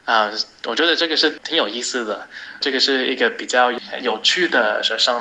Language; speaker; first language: Chinese; non-native, fluent; English